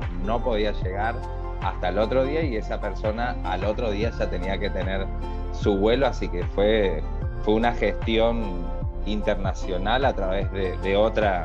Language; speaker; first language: Spanish; native; Spanish